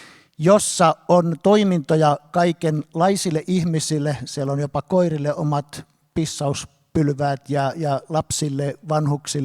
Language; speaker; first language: Finnish; native; Finnish